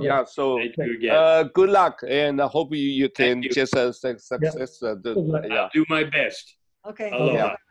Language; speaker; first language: English; non-native, learner; Chinese